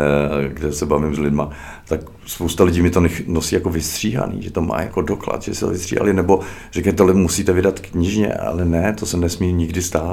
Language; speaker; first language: Czech; native; Czech